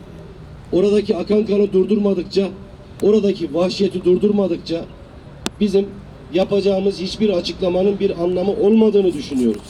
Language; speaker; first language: Turkish; native; Turkish